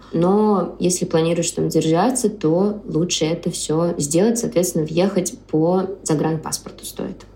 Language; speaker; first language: Russian; native; Russian